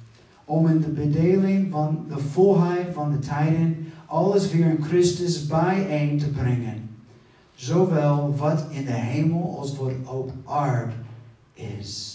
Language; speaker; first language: Dutch; non-native, fluent; English